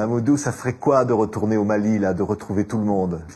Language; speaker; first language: French; native; French